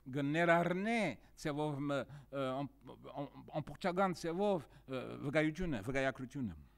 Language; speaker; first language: Armenian; early bilingual, heritage; Armenian